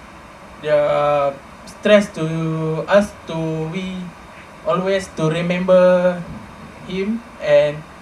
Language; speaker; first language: English; non-native, local second language; Malay